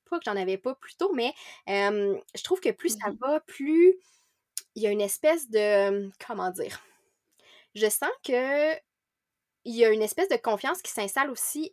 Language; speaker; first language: French; native; French